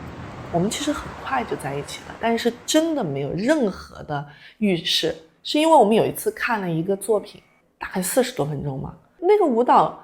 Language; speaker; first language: Chinese; native; Chinese